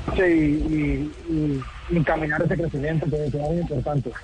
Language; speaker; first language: Spanish; native; Spanish